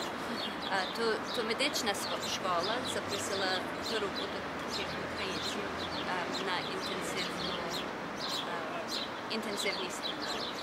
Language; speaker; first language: Ukrainian; early bilingual, heritage; Ukrainian